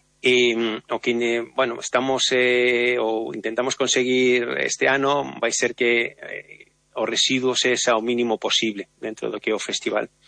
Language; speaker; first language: Galician; non-native, local second language; Spanish